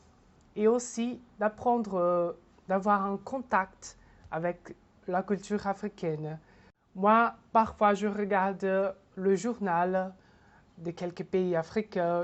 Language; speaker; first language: French; non-native, fluent; Portuguese